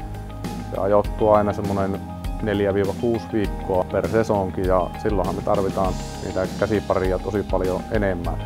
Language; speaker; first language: Finnish; native; Finnish